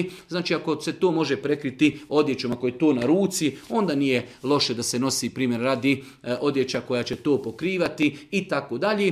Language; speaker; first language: Croatian; native; Croatian